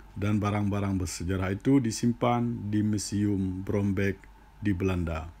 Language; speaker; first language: Malay; non-native, local second language; Achinese